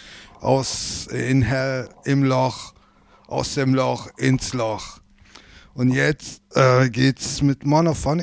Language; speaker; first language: German; native; German